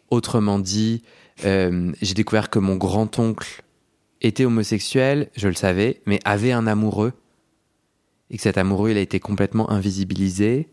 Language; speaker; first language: French; native; French